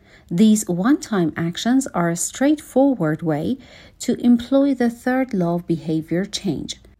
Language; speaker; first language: English; non-native, fluent; Persian